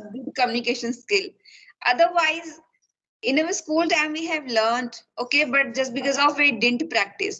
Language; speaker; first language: English; non-native, fluent; Hindi